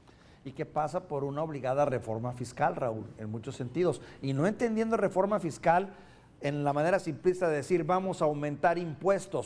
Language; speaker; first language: Spanish; native; Spanish